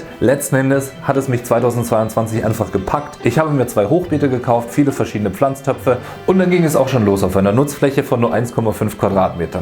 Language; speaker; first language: German; native; German